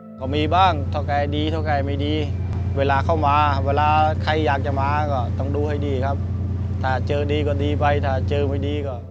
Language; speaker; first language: Thai; non-native, fluent; Khmer